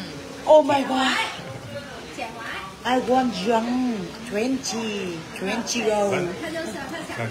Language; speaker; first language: English; non-native, learner; Vietnamese